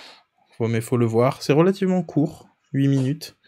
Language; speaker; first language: French; native; French